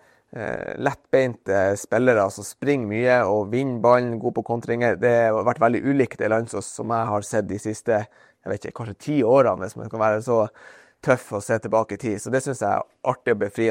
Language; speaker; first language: Norwegian; native; Norwegian